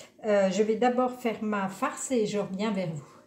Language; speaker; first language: French; native; French